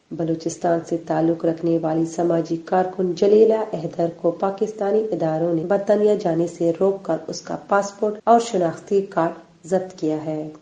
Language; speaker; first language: Urdu; non-native, local second language; Baluchi